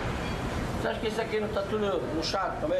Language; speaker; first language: Portuguese; non-native, fluent; French